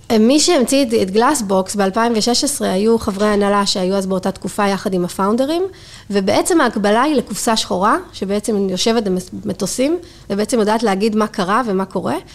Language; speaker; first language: Hebrew; native; Hebrew